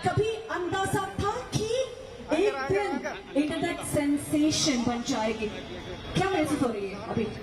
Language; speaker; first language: Hindi; non-native, local second language; Malayalam